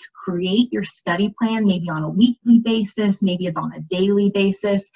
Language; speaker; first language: English; native; English